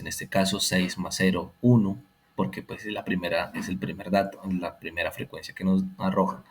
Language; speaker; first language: Spanish; native; Spanish